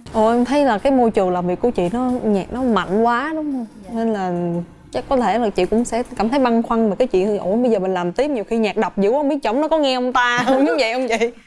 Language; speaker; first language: Vietnamese; native; Vietnamese